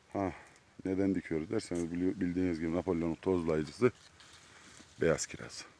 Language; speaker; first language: Turkish; native; Turkish